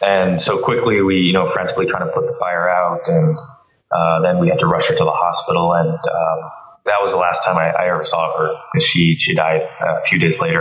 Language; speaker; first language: English; early bilingual, other home language; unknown